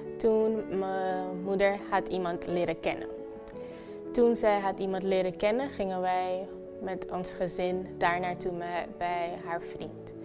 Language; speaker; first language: Dutch; non-native, local second language; Papiamento